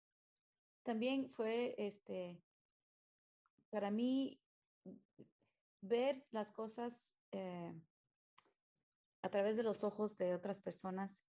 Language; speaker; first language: Spanish; early bilingual, heritage; Spanish